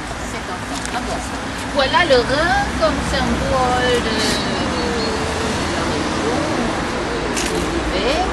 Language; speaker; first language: French; non-native, fluent; German